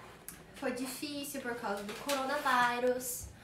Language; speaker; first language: Portuguese; native; Portuguese